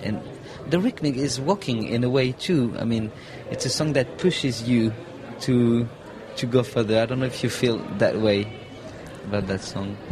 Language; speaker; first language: English; non-native, fluent; French